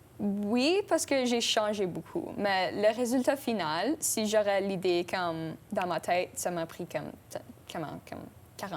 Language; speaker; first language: French; non-native, local second language; English